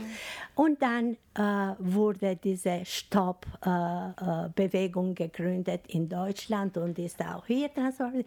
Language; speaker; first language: German; non-native, learner; Albanian